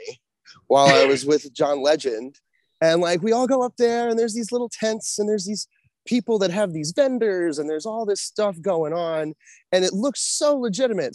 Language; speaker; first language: English; native; English